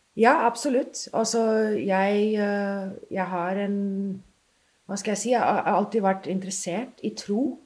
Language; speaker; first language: Norwegian; non-native, fluent; English